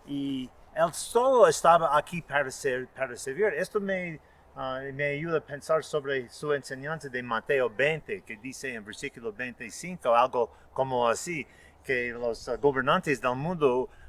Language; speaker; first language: Spanish; non-native, fluent; English